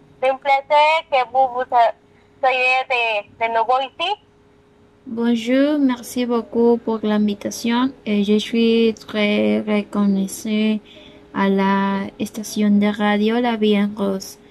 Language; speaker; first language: French; non-native, learner; Spanish